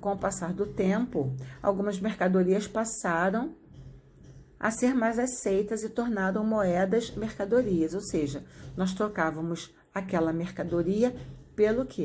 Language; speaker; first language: Portuguese; native; Portuguese